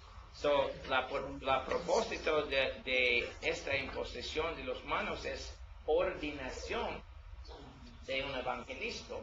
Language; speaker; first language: Spanish; non-native, learner; English